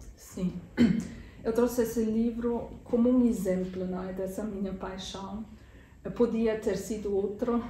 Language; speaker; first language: Portuguese; non-native, fluent; German